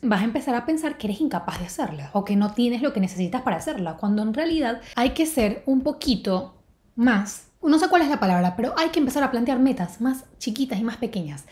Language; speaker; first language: Spanish; native; Spanish